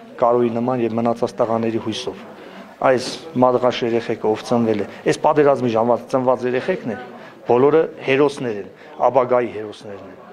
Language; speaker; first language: Armenian; native; Armenian